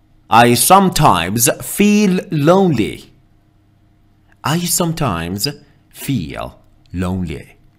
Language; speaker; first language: English; non-native, fluent; Persian